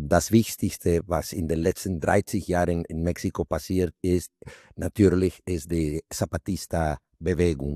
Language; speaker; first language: German; non-native, fluent; Spanish